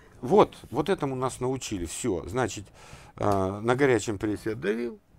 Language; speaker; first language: Russian; native; Russian